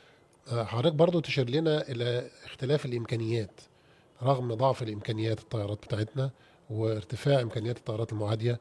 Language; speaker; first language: Arabic; native; Arabic